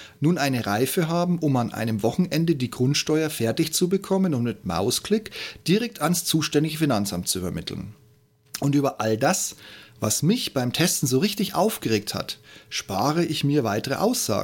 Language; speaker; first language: German; native; German